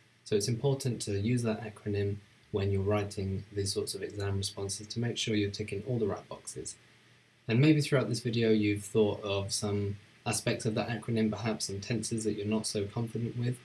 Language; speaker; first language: English; native; English